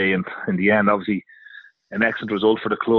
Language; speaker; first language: English; native; English